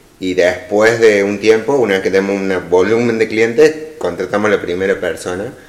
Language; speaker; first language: Spanish; native; Spanish